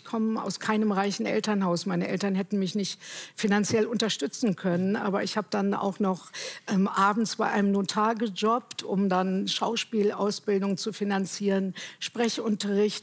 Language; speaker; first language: German; native; German